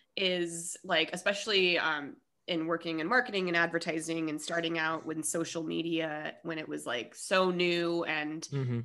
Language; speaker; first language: English; native; English